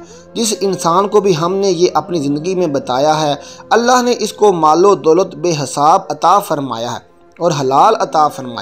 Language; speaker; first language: Urdu; native; Urdu